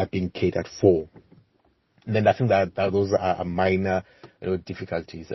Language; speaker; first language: English; non-native, local second language; Xhosa